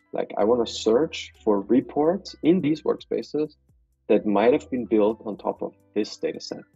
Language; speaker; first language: English; non-native, fluent; German